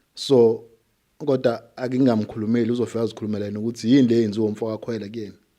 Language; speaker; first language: Zulu; native; Zulu